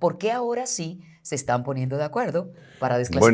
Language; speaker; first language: Spanish; native; Spanish